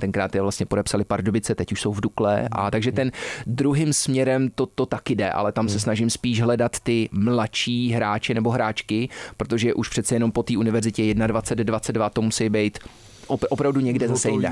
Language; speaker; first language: Czech; early bilingual, heritage; Czech